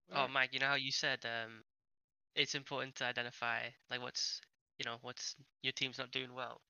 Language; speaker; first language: English; non-native, fluent; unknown